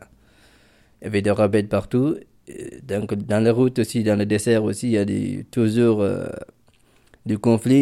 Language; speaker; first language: French; non-native, local second language; Fula